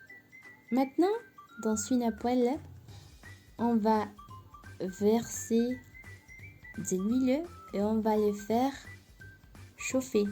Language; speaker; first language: French; non-native, fluent; Spanish